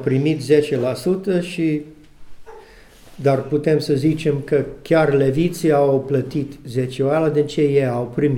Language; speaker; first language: Romanian; non-native, learner; English